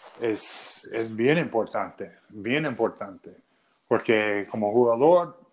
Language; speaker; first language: Spanish; early bilingual, other home language; English